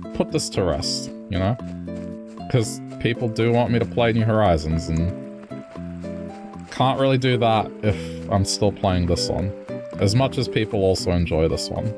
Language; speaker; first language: English; native; English